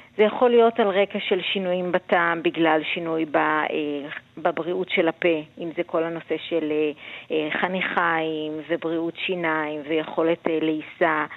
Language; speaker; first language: Hebrew; native; Hebrew